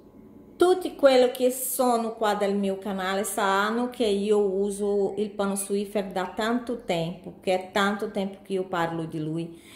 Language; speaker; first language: Italian; non-native, fluent; Portuguese